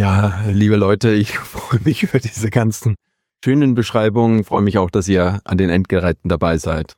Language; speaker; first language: German; native; German